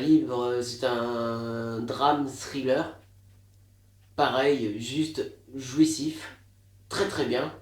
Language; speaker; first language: French; native; French